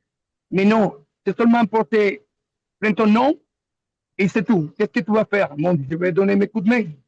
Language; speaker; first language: French; non-native, learner; Spanish